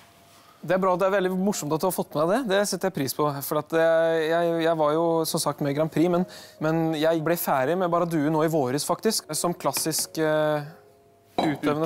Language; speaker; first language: Norwegian; native; Norwegian